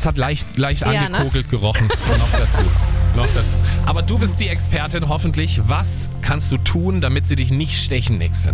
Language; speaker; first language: German; native; German